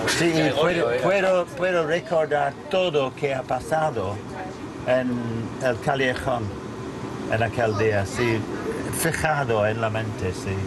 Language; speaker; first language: Spanish; non-native, learner; English